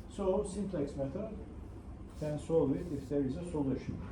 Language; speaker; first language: English; non-native, fluent; Turkish